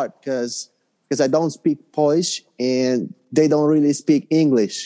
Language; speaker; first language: English; non-native, fluent; Hungarian